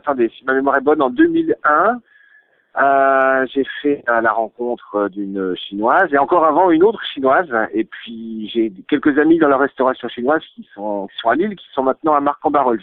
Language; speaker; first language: French; native; French